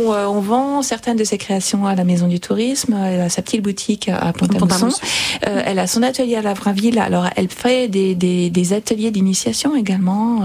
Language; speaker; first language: French; native; French